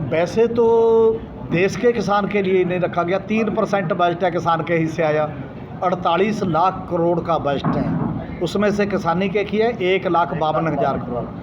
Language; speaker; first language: Hindi; non-native, local second language; Punjabi